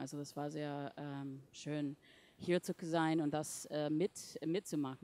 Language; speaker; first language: German; non-native, fluent; English